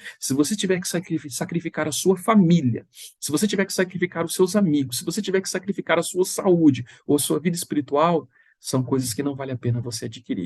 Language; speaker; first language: Portuguese; native; Portuguese